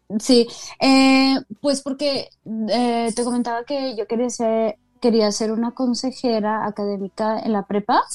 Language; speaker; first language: Spanish; early bilingual, heritage; Spanish